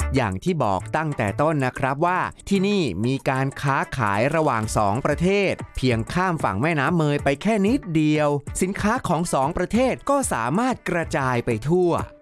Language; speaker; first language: Thai; native; Thai